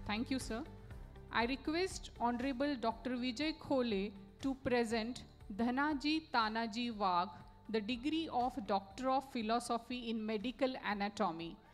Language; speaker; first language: English; non-native, local second language; Marathi